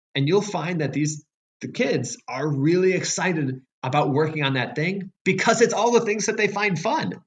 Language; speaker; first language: English; native; English